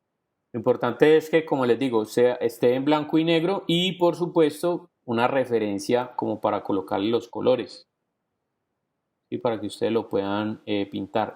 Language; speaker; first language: Spanish; native; Spanish